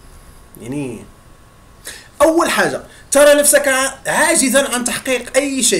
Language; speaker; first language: Arabic; native; Arabic